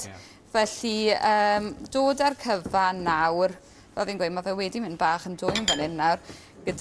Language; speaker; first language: Welsh; native; Welsh